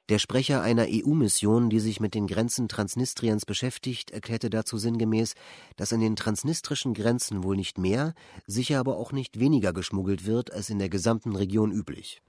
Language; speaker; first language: German; native; German